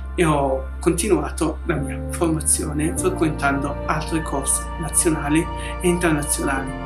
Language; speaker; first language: Italian; non-native, fluent; Arabic